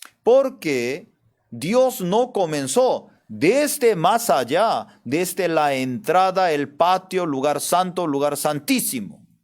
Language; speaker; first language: Spanish; non-native, fluent; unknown